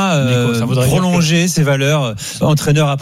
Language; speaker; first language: French; native; French